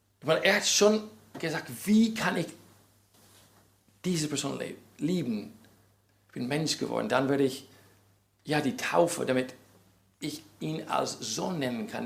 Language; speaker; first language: German; non-native, fluent; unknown